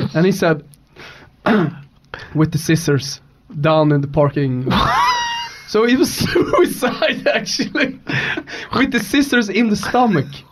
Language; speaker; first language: English; non-native, fluent; Swedish